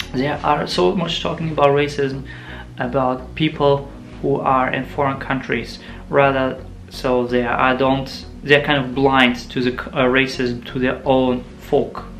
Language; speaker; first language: English; non-native, fluent; Russian